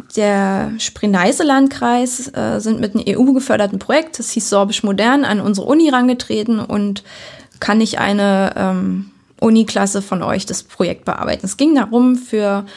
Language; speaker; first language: German; native; German